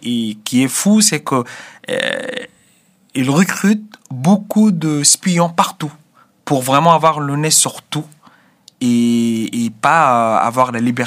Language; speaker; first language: French; non-native, fluent; Arabic